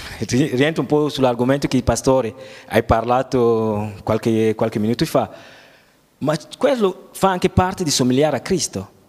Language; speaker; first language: Italian; non-native, fluent; French